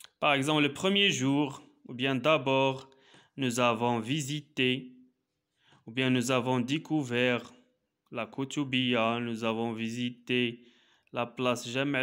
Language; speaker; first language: French; non-native, local second language; Arabic